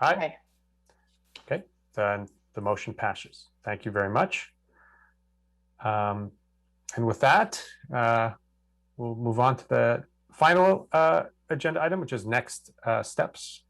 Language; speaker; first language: English; native; English